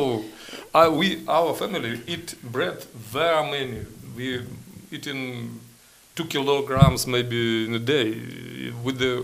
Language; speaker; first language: English; non-native, learner; Ukrainian